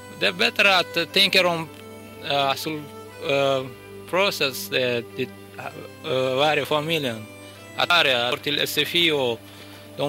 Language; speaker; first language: Swedish; non-native, learner; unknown